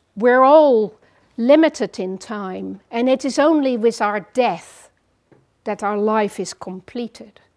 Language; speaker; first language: English; non-native, fluent; Dutch